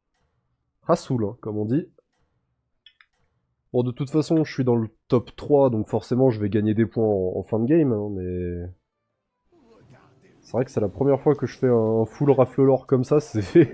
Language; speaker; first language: French; native; French